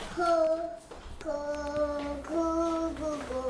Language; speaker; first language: Chinese; early bilingual, heritage; Chinese